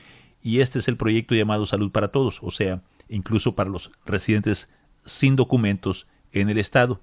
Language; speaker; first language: Spanish; native; Spanish